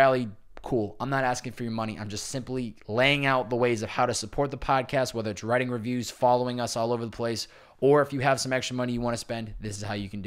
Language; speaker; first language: English; native; English